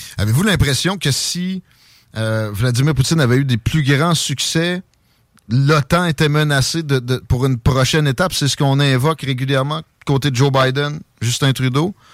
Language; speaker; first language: French; native; French